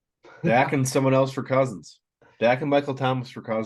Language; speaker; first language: English; native; English